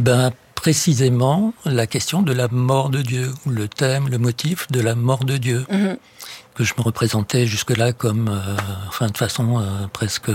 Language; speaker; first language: French; native; French